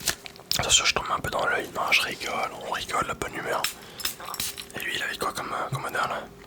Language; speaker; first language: French; native; French